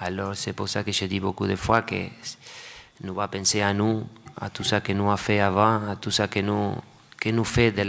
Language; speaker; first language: French; non-native, learner; Spanish